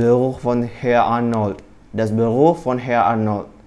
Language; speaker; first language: German; non-native, learner; Indonesian